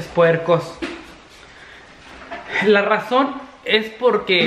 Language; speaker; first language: Spanish; native; Spanish